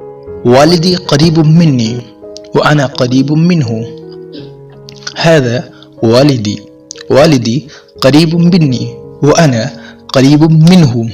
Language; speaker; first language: Arabic; non-native, fluent; Urdu